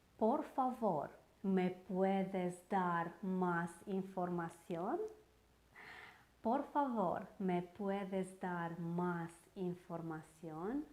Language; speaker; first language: Spanish; non-native, fluent; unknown